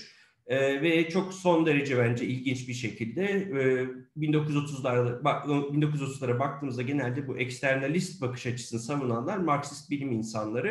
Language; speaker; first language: Turkish; native; Turkish